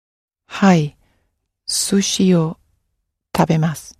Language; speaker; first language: Japanese; non-native, learner; English